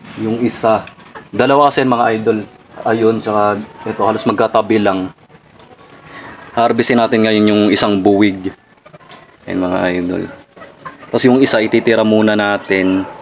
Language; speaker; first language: Filipino; non-native, local second language; Bikol